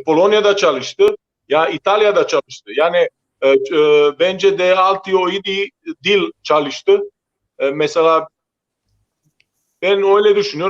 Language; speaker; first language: Turkish; non-native, learner; Croatian